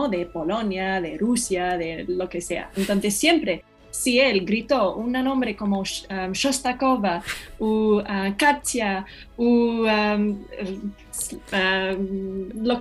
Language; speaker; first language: Spanish; non-native, fluent; English